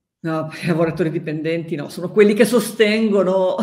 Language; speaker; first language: Italian; native; Italian